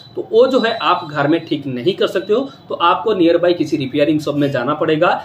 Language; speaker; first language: Hindi; non-native, local second language; Odia